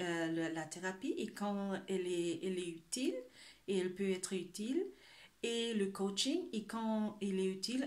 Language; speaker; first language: French; non-native, fluent; Spanish